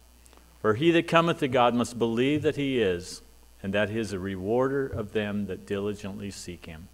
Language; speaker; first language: English; native; English